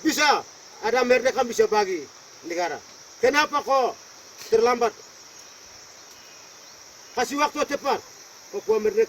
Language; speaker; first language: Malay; non-native, local second language; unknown